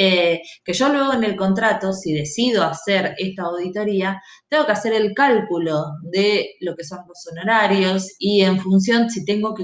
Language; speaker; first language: Spanish; native; Spanish